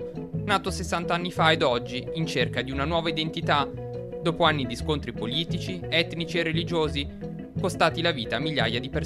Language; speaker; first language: Italian; native; Italian